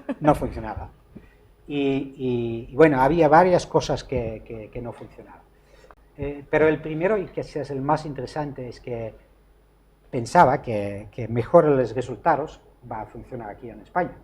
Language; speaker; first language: Spanish; non-native, fluent; Dutch